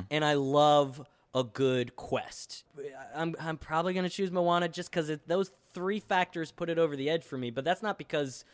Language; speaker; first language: English; native; English